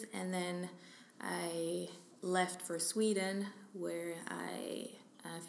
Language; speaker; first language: English; non-native, fluent; French